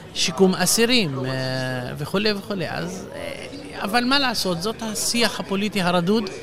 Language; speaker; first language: Hebrew; non-native, local second language; Arabic